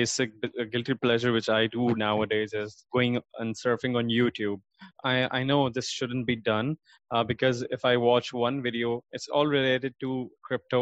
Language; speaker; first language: English; non-native, local second language; Urdu